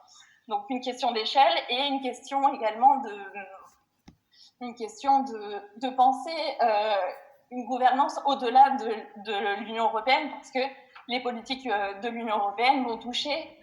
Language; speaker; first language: French; native; French